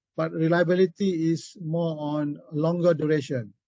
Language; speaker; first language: English; non-native, local second language; Malay